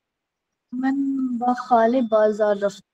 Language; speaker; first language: Persian; non-native, learner; Urdu